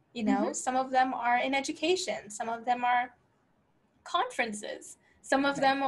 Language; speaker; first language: English; native; English